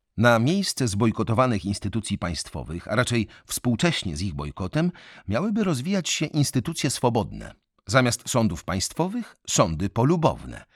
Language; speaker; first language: Polish; native; Polish